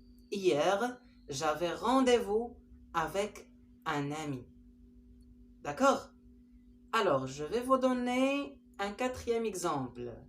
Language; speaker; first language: French; non-native, local second language; Arabic